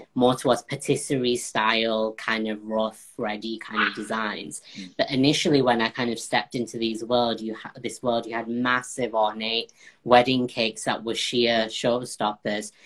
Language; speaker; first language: English; native; English